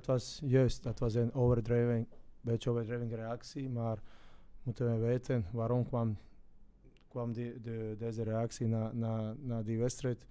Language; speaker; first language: Dutch; non-native, fluent; Croatian